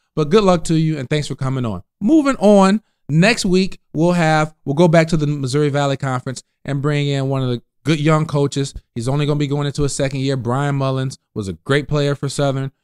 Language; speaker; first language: English; native; English